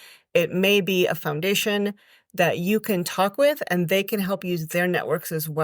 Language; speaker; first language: English; native; English